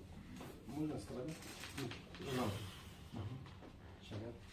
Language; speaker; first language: Russian; non-native, learner; Tajik